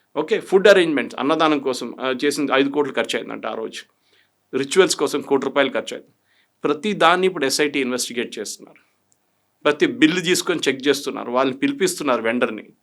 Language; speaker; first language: Telugu; non-native, fluent; Malayalam